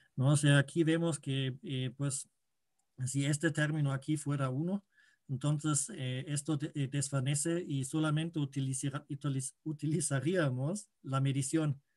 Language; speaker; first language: Spanish; non-native, fluent; German